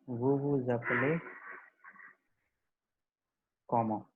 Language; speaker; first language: French; non-native, learner; Hindi